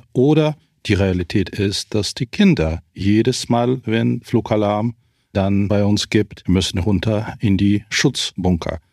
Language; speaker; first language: German; non-native, fluent; Ukrainian